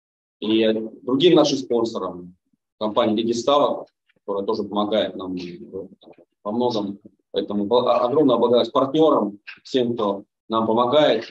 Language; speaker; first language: Russian; native; Russian